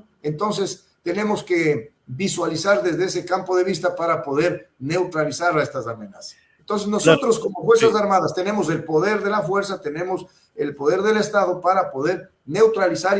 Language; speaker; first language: Spanish; native; Spanish